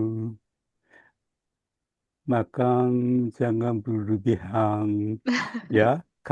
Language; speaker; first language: Indonesian; non-native, learner; Japanese